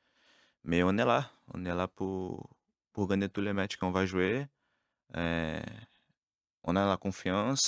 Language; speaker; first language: French; non-native, learner; Portuguese